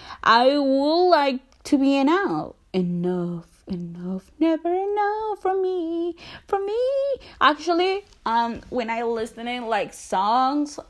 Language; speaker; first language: English; non-native, learner; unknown